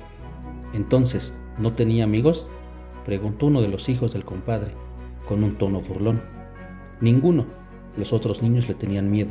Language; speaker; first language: Spanish; native; Spanish